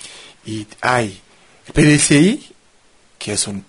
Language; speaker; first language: Spanish; non-native, fluent; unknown